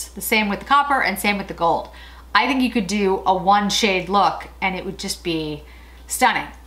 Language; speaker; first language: English; native; English